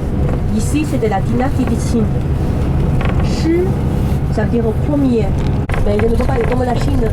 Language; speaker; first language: French; non-native, learner; Chinese